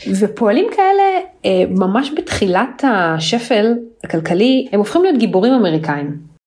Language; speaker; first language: Hebrew; native; Hebrew